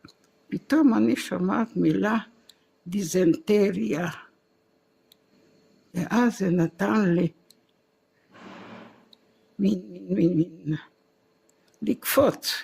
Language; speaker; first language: Hebrew; non-native, fluent; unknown